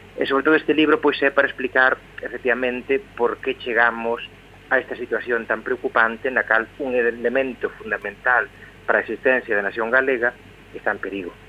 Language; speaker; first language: Galician; native; Galician